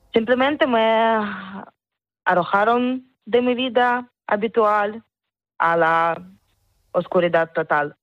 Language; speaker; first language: Spanish; non-native, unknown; Ukrainian